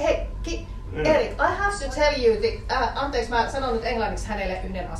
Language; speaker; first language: Finnish; native; Finnish